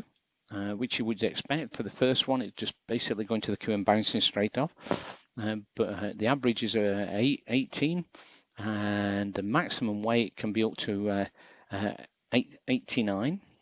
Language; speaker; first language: English; native; English